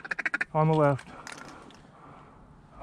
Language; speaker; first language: English; native; English